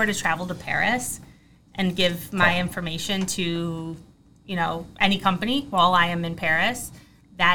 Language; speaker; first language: English; native; English